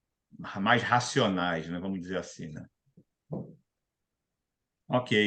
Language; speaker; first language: Portuguese; native; Portuguese